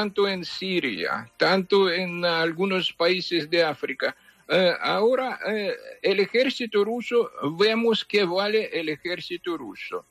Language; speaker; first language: Spanish; non-native, fluent; Ukrainian